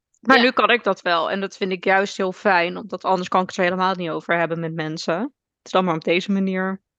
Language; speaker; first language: Dutch; native; Dutch